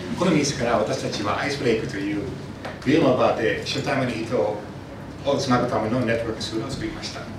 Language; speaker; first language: Japanese; non-native, fluent; Dutch